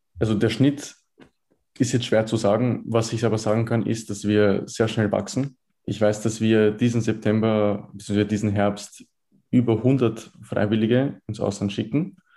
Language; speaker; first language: German; early bilingual, other home language; Bosnian